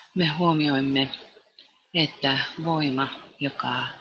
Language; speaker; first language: Finnish; native; Finnish